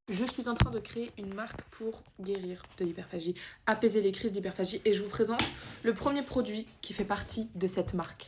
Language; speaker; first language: French; native; French